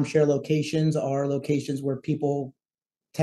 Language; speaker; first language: English; native; English